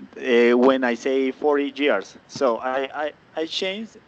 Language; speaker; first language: English; non-native, learner; Spanish